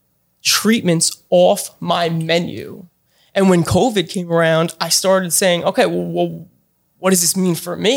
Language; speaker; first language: English; native; English